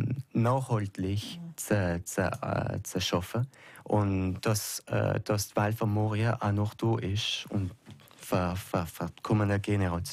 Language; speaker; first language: German; non-native, local second language; French